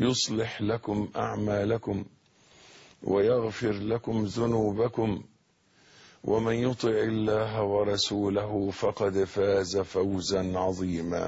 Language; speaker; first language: Arabic; native; Arabic